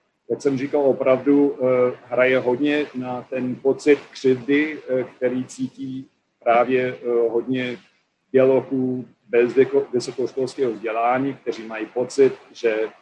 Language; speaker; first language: Czech; non-native, fluent; English